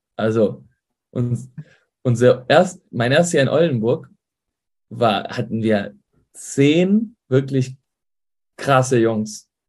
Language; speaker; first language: German; early bilingual, heritage; Spanish